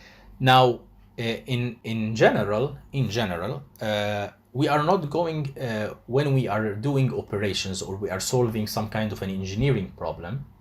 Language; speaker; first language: English; non-native, fluent; Arabic